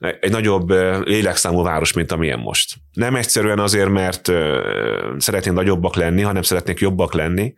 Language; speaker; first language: Hungarian; native; Hungarian